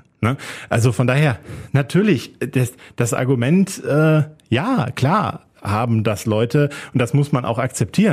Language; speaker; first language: German; native; German